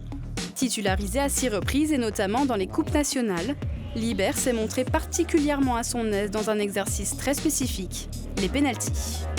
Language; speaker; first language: French; native; French